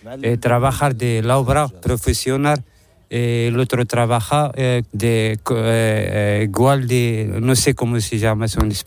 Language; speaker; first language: Spanish; non-native, learner; Arabic